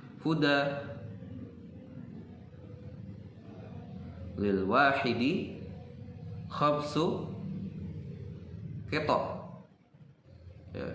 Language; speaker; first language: Arabic; non-native, fluent; Indonesian